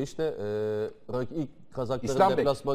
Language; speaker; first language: Turkish; native; Turkish